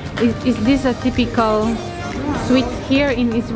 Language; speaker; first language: English; non-native, local second language; Filipino